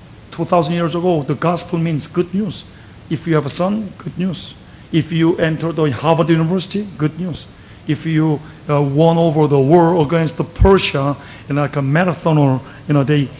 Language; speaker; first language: English; non-native, fluent; Korean